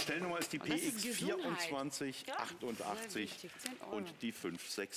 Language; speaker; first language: German; native; German